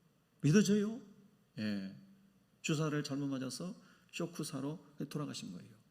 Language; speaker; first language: Korean; native; Korean